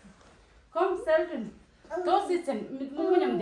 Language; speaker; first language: German; non-native, learner; Tibetan